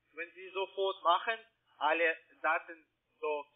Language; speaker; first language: German; non-native, learner; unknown